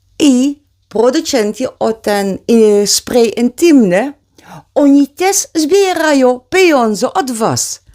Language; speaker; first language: Polish; non-native, learner; Dutch